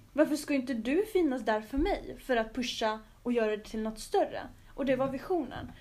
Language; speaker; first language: Swedish; early bilingual, other home language; Azerbaijani